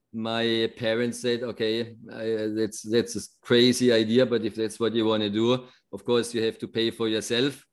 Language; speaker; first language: English; non-native, fluent; German